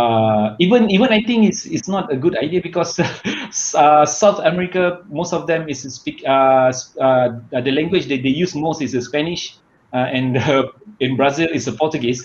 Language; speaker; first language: English; non-native, learner; Malay